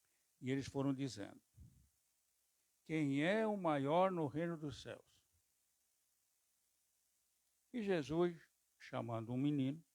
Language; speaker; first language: Portuguese; native; Portuguese